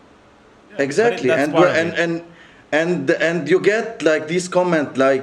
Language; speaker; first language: English; non-native, local second language; Arabic